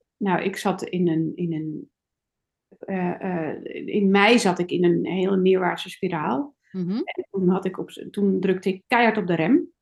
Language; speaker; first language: Dutch; native; Dutch